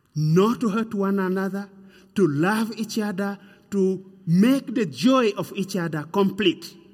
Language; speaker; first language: English; non-native, fluent; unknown